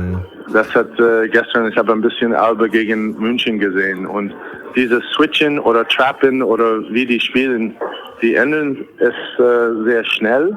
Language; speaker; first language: German; non-native, fluent; English